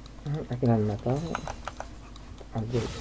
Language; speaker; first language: Spanish; native; Spanish